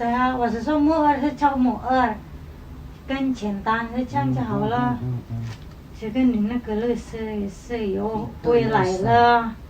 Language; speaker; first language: Chinese; non-native, learner; Indonesian